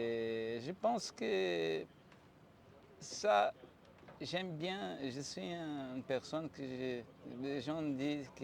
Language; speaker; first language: French; non-native, fluent; Portuguese